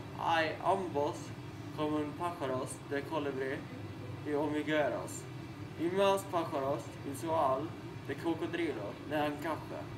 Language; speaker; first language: Spanish; non-native, learner; Swedish